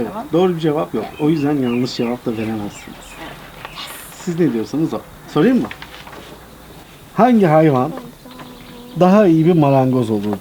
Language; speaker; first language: Turkish; native; Turkish